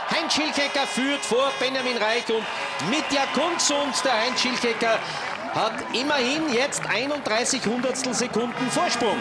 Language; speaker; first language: German; native; German